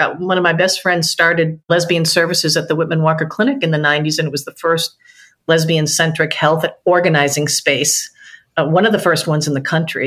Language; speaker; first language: English; native; English